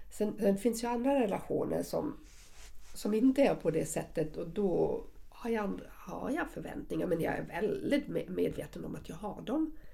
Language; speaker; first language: Swedish; non-native, fluent; German